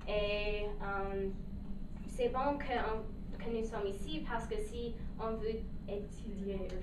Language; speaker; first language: French; non-native, local second language; English